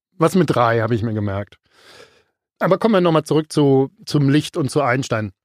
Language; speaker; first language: German; native; German